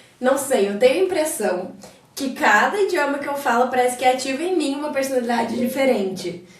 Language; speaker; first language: Portuguese; native; Portuguese